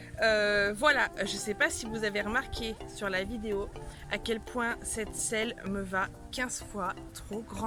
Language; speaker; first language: French; native; French